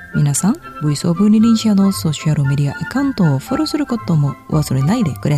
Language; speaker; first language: Japanese; non-native, fluent; Indonesian